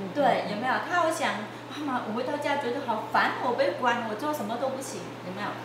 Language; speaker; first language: Chinese; non-native, fluent; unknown